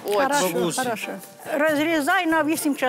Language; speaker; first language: Ukrainian; native; Ukrainian